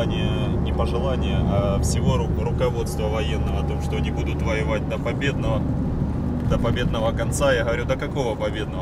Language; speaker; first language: Russian; native; Russian